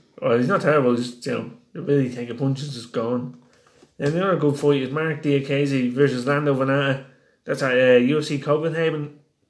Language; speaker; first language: English; native; English